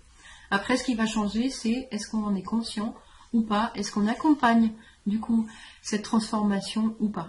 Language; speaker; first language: French; native; French